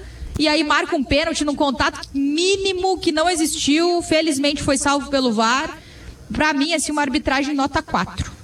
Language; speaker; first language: Portuguese; native; Portuguese